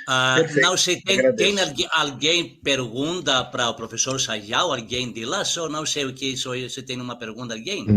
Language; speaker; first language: Portuguese; non-native, fluent; Greek